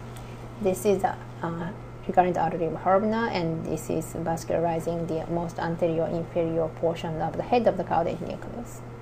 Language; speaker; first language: English; non-native, fluent; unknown